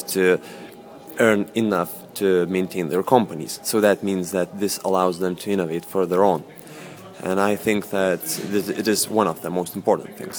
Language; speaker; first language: English; non-native, fluent; Lithuanian